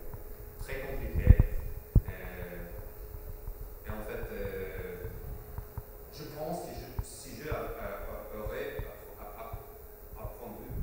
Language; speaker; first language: French; non-native, fluent; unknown